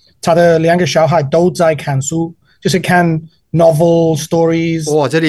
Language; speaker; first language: Chinese; non-native, learner; English